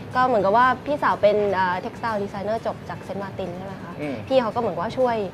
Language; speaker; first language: Thai; early bilingual, other home language; English